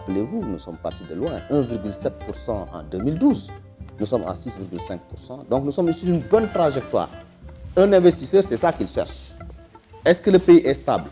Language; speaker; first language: French; non-native, local second language; Wolof